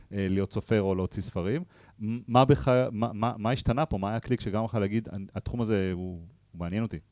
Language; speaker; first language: Hebrew; native; Hebrew